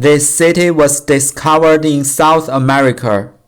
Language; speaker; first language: English; non-native, learner; Chinese